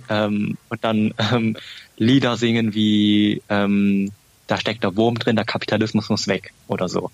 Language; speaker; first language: German; early bilingual, other home language; Vietnamese